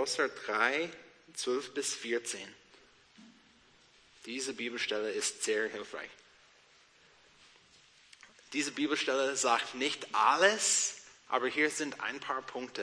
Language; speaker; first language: German; non-native, learner; English